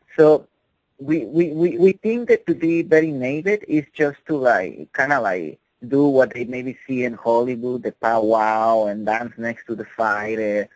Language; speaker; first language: English; non-native, fluent; Spanish